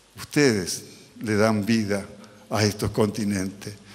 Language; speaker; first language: Spanish; native; Spanish